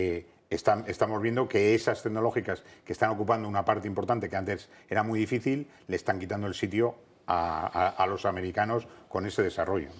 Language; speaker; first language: Spanish; native; Spanish